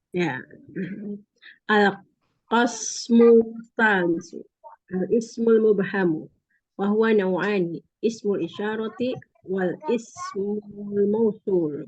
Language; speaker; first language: Arabic; non-native, learner; Indonesian